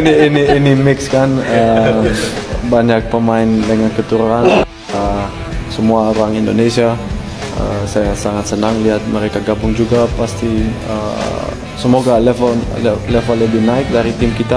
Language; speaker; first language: Indonesian; non-native, fluent; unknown